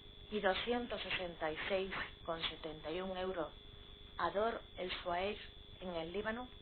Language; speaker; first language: Spanish; native; Spanish